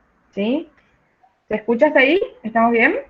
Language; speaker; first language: Spanish; native; Spanish